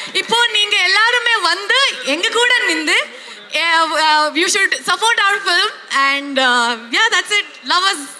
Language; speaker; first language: Tamil; non-native, learner; Kannada